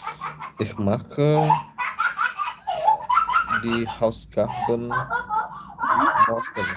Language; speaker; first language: German; non-native, learner; Indonesian